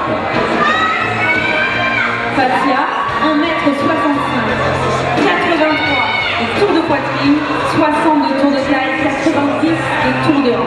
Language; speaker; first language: French; native; French